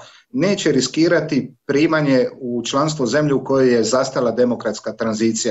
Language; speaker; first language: Serbian; native; Serbian